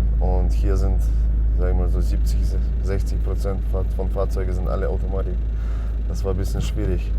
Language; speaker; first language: German; non-native, fluent; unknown